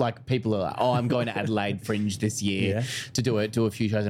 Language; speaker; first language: English; native; English